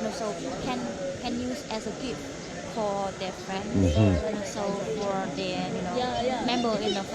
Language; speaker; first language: English; non-native, learner; Vietnamese